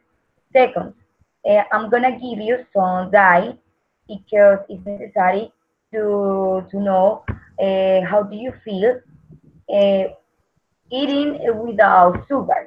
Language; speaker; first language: English; non-native, learner; Spanish